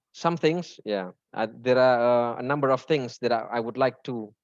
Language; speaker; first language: English; non-native, learner; Indonesian